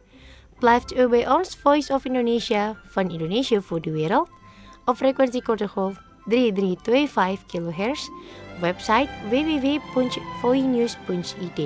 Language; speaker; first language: Dutch; non-native, learner; Indonesian